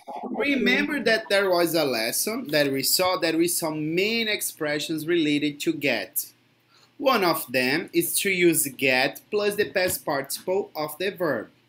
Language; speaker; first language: English; non-native, fluent; Portuguese